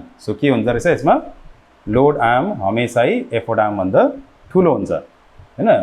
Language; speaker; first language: Nepali; native; Nepali